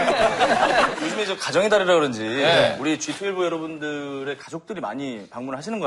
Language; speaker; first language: Korean; native; Korean